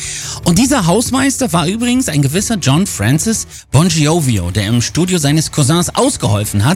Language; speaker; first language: German; native; German